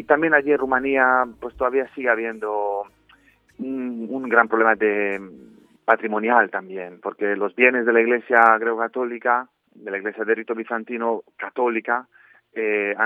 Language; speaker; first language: Spanish; non-native, fluent; Romanian